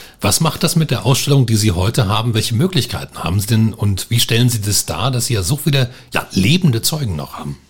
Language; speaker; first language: German; native; German